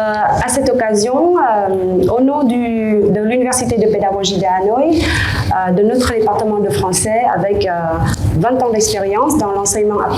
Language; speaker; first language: French; non-native, fluent; Vietnamese